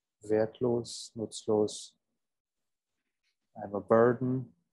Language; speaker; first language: German; native; German